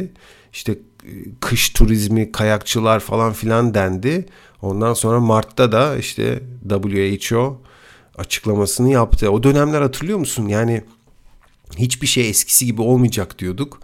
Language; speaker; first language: Turkish; native; Turkish